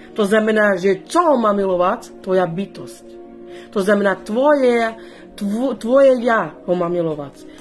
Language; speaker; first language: Slovak; non-native, local second language; Romany